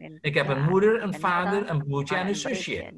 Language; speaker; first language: Dutch; non-native, fluent; Indonesian